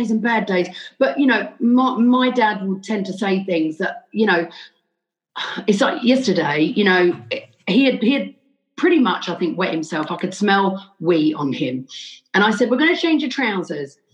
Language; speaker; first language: English; native; English